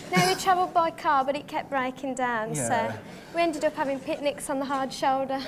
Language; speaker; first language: English; native; English